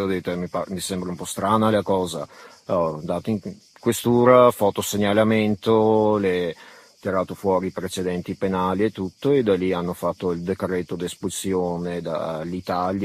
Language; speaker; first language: Italian; early bilingual, other home language; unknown